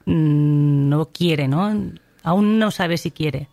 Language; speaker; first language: Spanish; non-native, local second language; Catalan